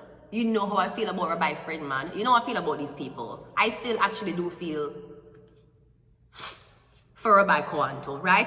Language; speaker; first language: English; native; English